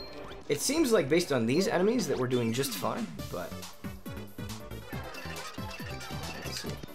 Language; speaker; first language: English; native; English